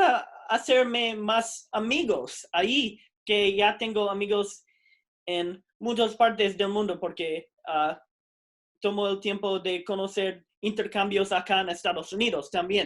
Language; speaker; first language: Spanish; non-native, fluent; English